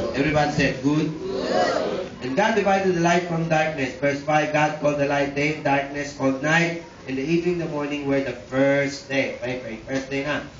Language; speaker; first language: English; non-native, local second language; Filipino